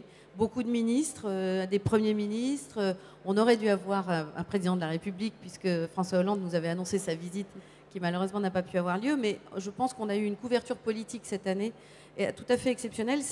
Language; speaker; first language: French; native; French